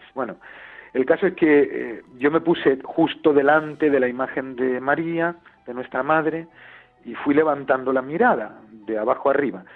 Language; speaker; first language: Spanish; native; Spanish